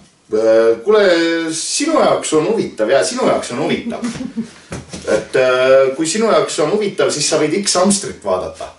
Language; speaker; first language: Estonian; native; Estonian